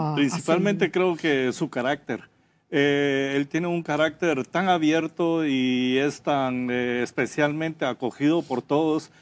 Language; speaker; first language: Spanish; native; Spanish